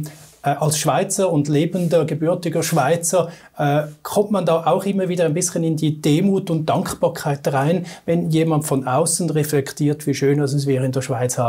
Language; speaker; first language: German; native; German